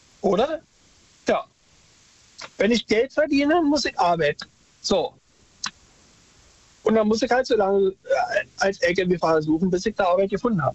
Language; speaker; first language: German; native; German